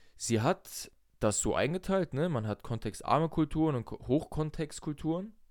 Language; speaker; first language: German; early bilingual, other home language; Russian